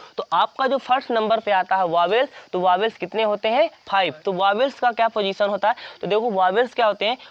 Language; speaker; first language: Hindi; native; Hindi